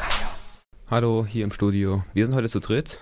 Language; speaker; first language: German; native; German